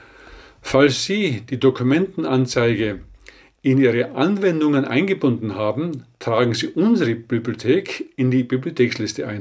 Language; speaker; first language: German; native; German